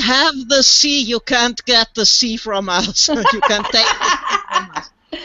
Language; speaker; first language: English; non-native, fluent; German